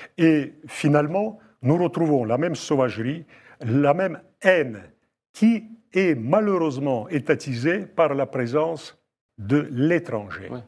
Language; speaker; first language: French; non-native, fluent; Russian